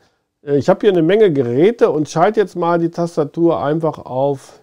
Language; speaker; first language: German; native; German